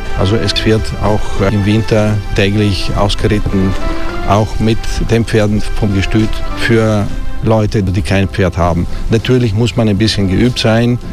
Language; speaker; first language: German; non-native, fluent; Italian